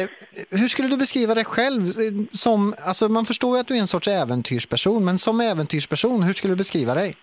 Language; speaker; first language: Swedish; native; Swedish